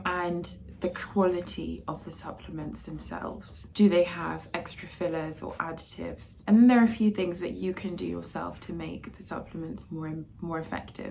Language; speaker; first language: English; native; English